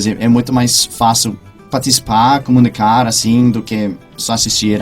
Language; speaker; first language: Portuguese; non-native, fluent; English